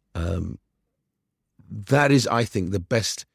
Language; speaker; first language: English; early bilingual, other home language; Arabic